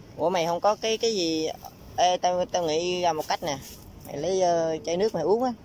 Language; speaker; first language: Vietnamese; non-native, local second language; Khmer